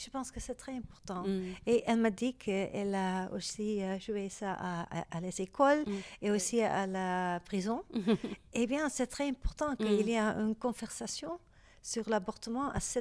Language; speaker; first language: French; non-native, learner; Dutch